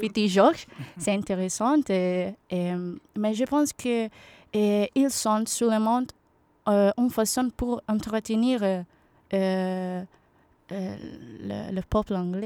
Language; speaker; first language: French; non-native, learner; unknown